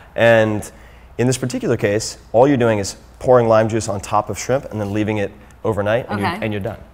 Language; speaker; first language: English; native; English